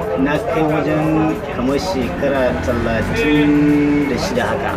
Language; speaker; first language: Hausa; native; Hausa